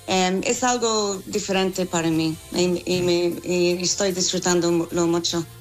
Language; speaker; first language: Spanish; non-native, learner; English